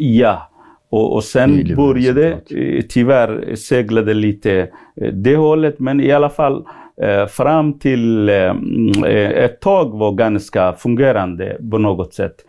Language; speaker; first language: Swedish; non-native, fluent; Somali